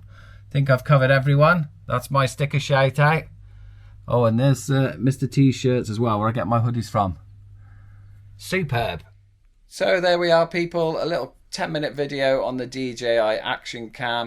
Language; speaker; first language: English; native; English